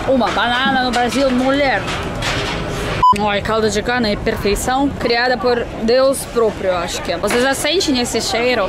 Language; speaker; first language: Portuguese; non-native, fluent; Russian